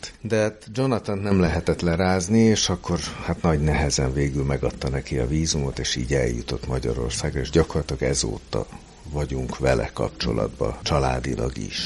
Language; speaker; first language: Hungarian; native; Hungarian